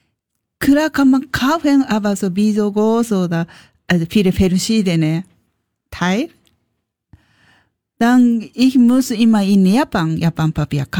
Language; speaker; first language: German; non-native, learner; Japanese